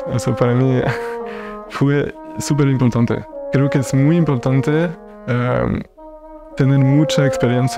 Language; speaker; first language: Spanish; non-native, fluent; French